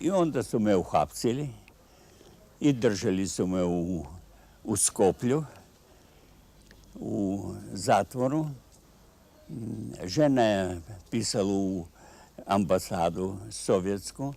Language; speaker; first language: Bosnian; non-native, fluent; Russian